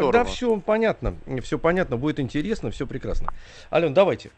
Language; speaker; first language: Russian; native; Russian